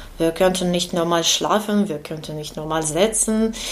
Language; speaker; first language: German; non-native, learner; Ukrainian